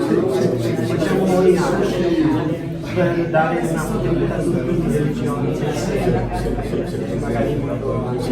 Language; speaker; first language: Italian; non-native, learner; Urdu